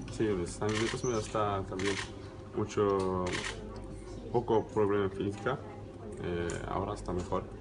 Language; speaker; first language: Spanish; non-native, learner; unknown